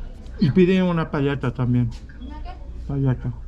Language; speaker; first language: Spanish; non-native, fluent; English